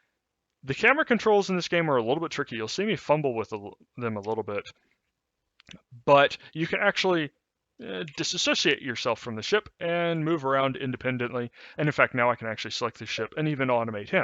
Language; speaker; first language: English; native; English